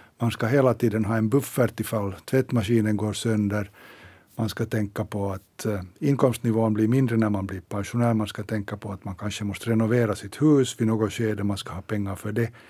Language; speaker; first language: Swedish; native; Swedish